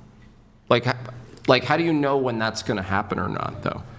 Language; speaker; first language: English; native; English